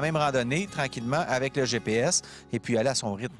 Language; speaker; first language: French; native; French